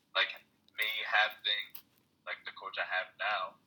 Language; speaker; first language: English; non-native, fluent; Amharic